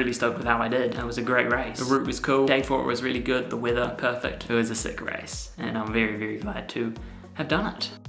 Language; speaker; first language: English; native; English